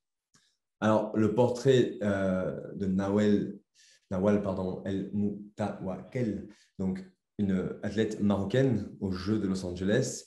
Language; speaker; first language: French; native; French